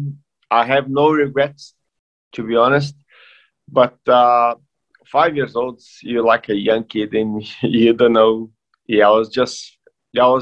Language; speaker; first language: English; non-native, fluent; Portuguese